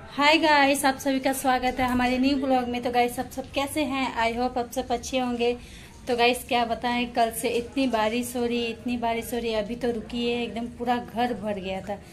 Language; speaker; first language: Hindi; non-native, local second language; Gujarati